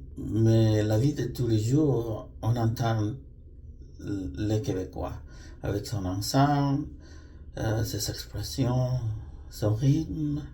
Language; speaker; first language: French; non-native, fluent; Spanish